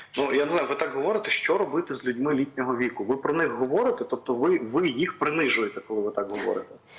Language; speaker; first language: Ukrainian; non-native, local second language; Russian